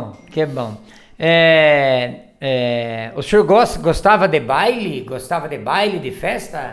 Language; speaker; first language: Portuguese; native; Portuguese